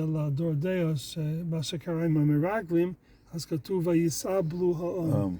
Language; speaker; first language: Hebrew; non-native, fluent; English